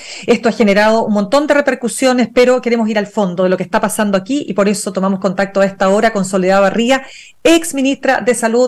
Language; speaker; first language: Spanish; native; Spanish